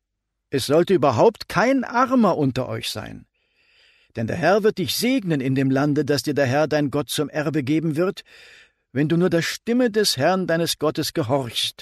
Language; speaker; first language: German; native; German